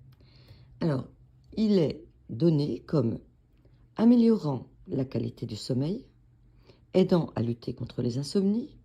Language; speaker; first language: French; native; French